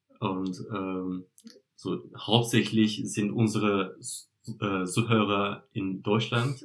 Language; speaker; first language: German; non-native, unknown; Turkish